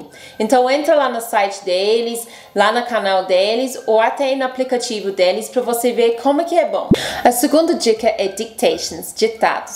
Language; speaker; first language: Portuguese; non-native, fluent; English